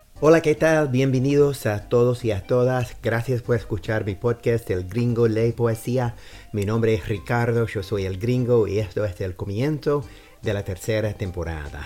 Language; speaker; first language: Spanish; non-native, fluent; English